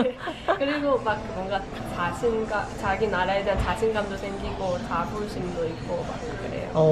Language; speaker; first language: Korean; early bilingual, heritage; Korean